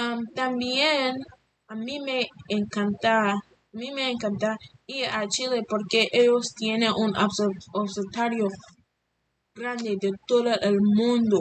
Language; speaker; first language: Spanish; non-native, learner; English